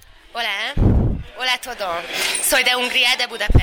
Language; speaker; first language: Spanish; non-native, learner; Hungarian